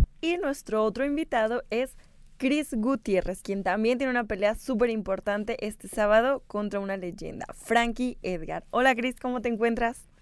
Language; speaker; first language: Spanish; native; Spanish